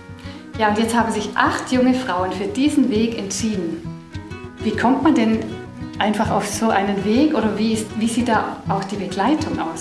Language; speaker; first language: German; native; German